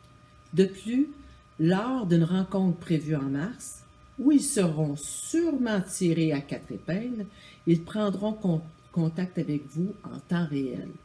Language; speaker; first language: French; native; French